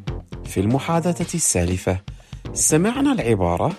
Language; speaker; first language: Arabic; non-native, fluent; Indonesian